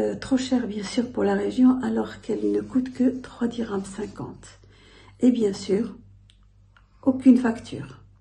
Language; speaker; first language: French; non-native, local second language; Arabic